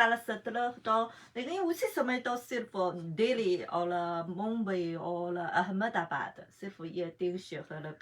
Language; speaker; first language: Hindi; non-native, fluent; Chinese